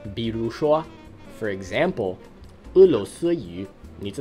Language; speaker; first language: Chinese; non-native, fluent; English